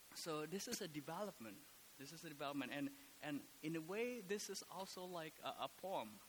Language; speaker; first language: English; non-native, fluent; Indonesian